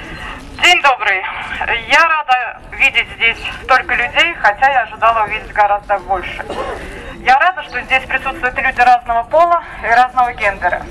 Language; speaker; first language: Russian; native; Russian